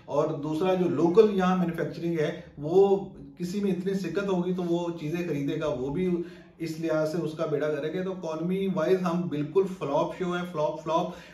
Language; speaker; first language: Urdu; native; Urdu